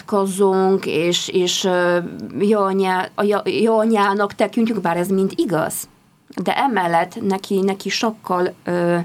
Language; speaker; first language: Hungarian; non-native, fluent; Polish